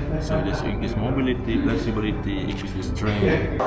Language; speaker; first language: English; non-native, learner; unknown